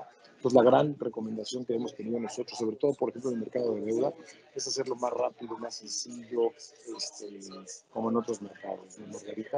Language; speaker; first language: Spanish; native; Spanish